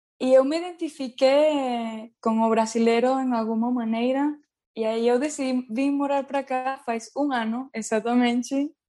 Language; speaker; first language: Portuguese; non-native, learner; Spanish